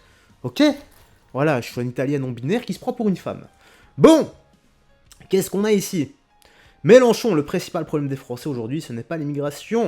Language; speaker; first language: French; native; French